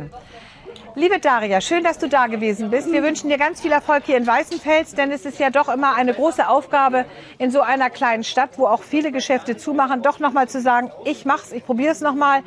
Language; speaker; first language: German; native; German